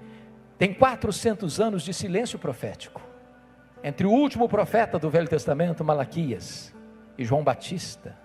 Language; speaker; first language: Portuguese; native; Portuguese